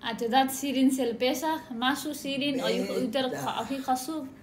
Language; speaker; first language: Hebrew; non-native, learner; Nepali